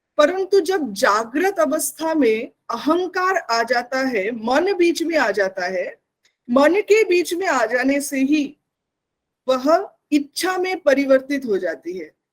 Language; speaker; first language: Hindi; non-native, local second language; Bangla